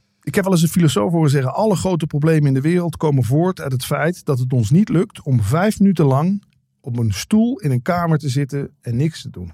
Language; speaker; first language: Dutch; native; Dutch